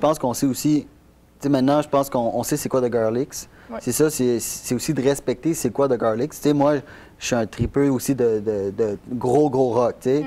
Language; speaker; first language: French; native; French